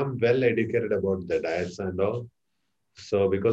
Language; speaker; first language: English; non-native, local second language; Malayalam